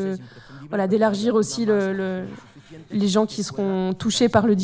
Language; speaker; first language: French; native; French